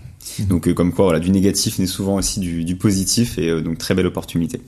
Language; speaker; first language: French; native; French